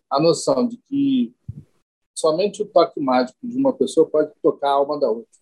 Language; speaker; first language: Portuguese; native; Portuguese